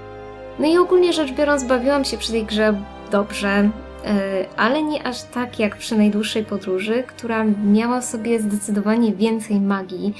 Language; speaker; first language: Polish; native; Polish